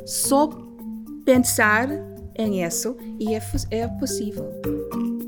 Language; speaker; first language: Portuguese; non-native, learner; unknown